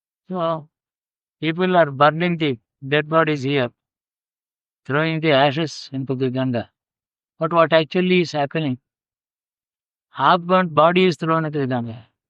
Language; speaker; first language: English; non-native, local second language; Telugu